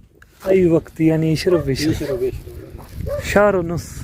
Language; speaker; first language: Arabic; non-native, learner; Urdu